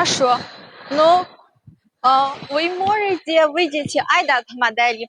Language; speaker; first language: Russian; non-native, learner; Chinese